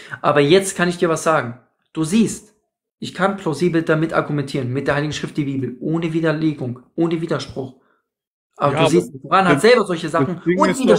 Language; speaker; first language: German; native; German